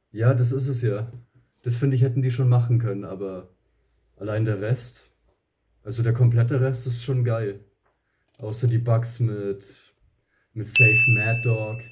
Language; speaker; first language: German; native; German